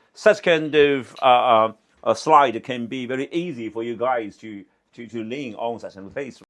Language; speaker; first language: English; non-native, learner; Chinese